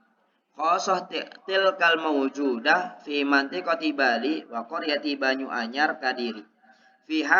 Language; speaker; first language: Arabic; non-native, learner; Indonesian